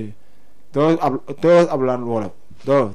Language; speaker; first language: Spanish; non-native, learner; Wolof